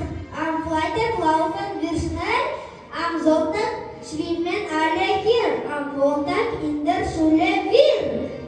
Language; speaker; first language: German; non-native, learner; Kyrgyz